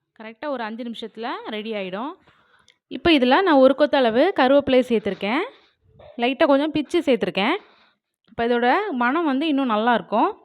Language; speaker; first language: Tamil; native; Tamil